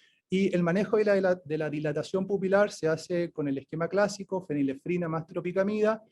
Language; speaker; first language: Spanish; native; Spanish